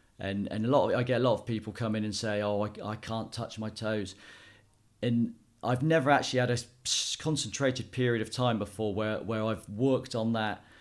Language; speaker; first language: English; native; English